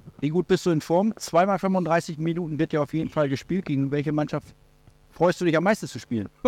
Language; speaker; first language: German; native; German